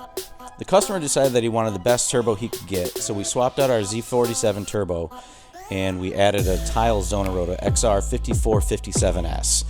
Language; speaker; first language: English; native; English